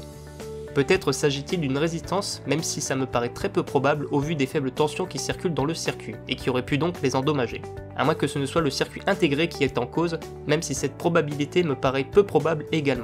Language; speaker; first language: French; native; French